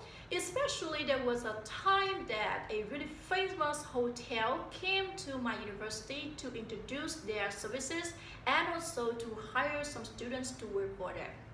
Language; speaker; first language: English; non-native, fluent; Vietnamese